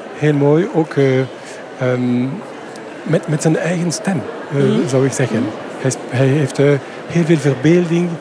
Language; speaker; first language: Dutch; non-native, fluent; French